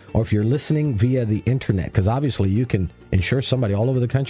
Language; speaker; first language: English; early bilingual, other home language; Spanish